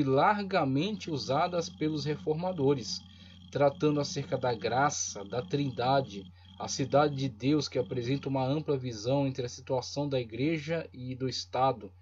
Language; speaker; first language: Portuguese; native; Portuguese